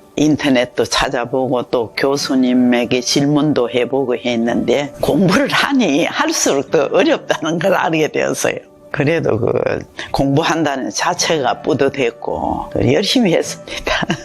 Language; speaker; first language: Korean; native; Korean